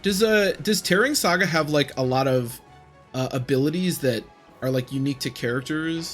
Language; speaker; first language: English; native; English